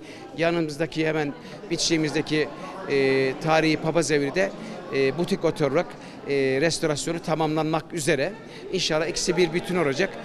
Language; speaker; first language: Turkish; native; Turkish